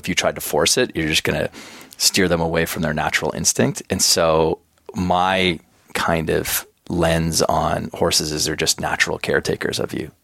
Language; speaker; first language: English; native; English